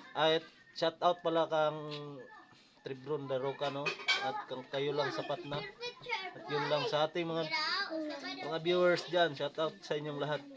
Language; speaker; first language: Filipino; non-native, local second language; Cebuano